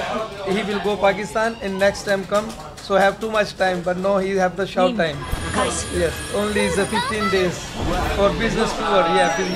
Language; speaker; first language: English; non-native, learner; Chinese